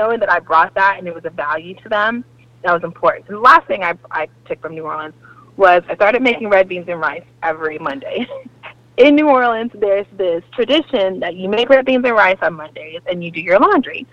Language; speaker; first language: English; native; English